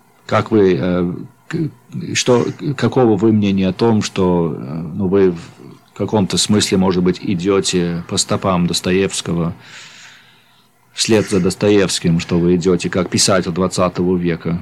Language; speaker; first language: Russian; non-native, fluent; English